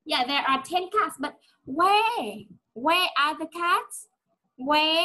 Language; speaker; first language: English; non-native, fluent; Vietnamese